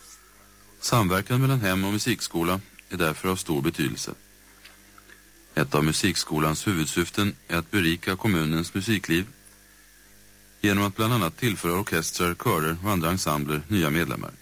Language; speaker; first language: Swedish; native; Swedish